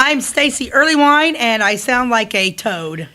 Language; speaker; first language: English; native; English